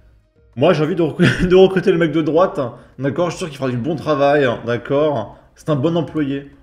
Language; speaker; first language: French; native; French